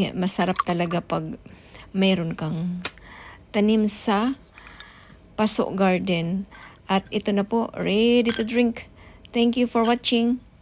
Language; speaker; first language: Filipino; non-native, local second language; Cebuano